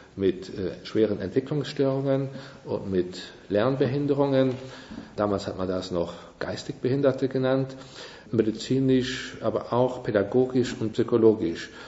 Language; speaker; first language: German; non-native, local second language; Luxembourgish